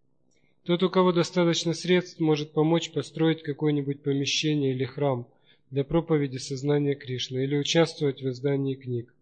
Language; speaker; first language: Russian; native; Russian